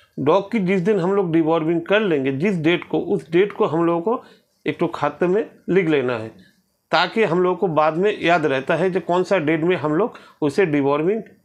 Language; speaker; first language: Hindi; non-native, local second language; Bangla